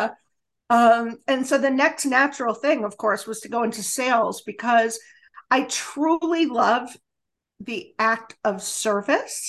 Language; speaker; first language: English; native; English